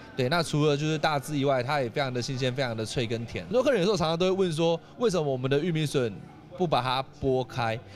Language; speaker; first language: Chinese; native; Chinese